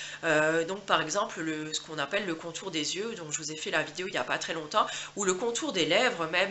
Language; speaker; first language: French; native; French